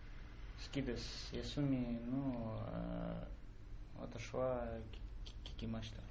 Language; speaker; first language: Japanese; non-native, learner; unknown